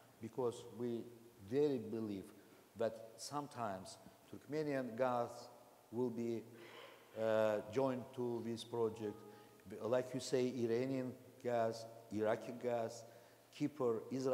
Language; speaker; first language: English; non-native, learner; Azerbaijani